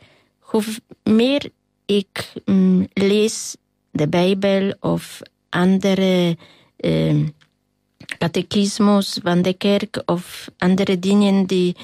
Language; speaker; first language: Dutch; non-native, fluent; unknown